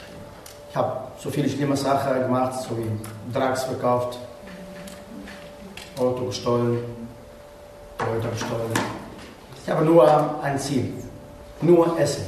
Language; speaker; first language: German; non-native, learner; Arabic